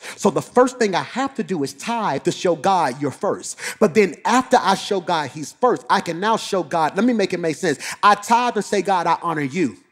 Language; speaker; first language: English; native; English